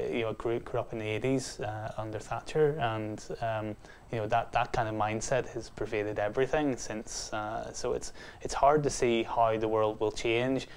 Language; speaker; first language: English; native; English